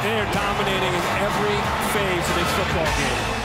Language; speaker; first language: English; native; English